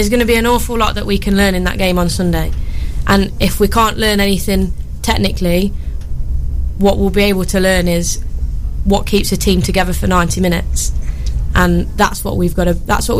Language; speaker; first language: English; native; English